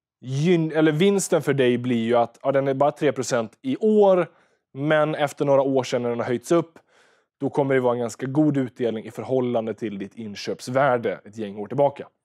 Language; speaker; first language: Swedish; native; Swedish